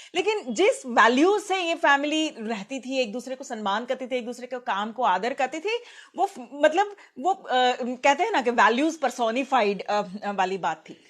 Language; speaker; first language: Hindi; non-native, local second language; Gujarati